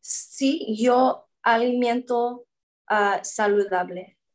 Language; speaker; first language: Spanish; non-native, learner; English